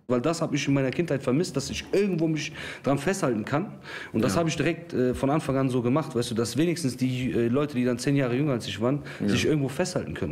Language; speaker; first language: German; early bilingual, other home language; Kurdish